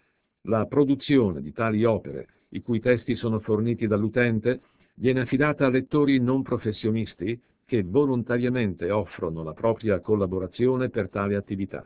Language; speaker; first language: Italian; native; Italian